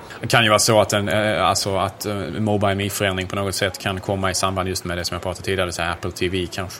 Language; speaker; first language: Swedish; native; Swedish